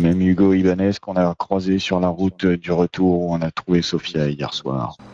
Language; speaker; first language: French; native; French